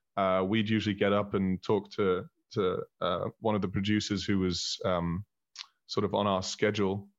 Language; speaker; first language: English; early bilingual, heritage; German